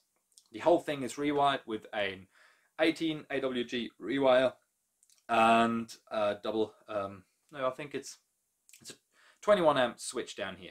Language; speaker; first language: English; non-native, fluent; German